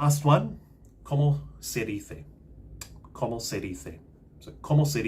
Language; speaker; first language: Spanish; non-native, fluent; English